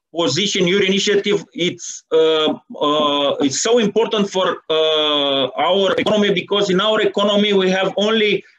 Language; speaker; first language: English; non-native, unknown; Romanian